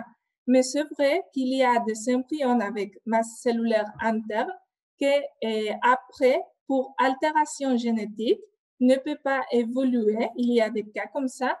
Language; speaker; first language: French; non-native, fluent; Spanish